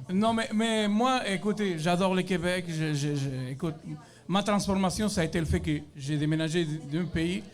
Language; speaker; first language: French; non-native, fluent; Spanish